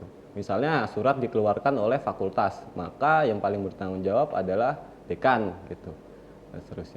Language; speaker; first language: Indonesian; native; Indonesian